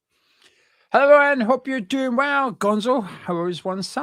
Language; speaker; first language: English; native; English